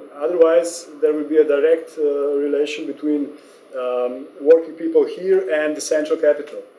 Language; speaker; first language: English; non-native, fluent; Slovenian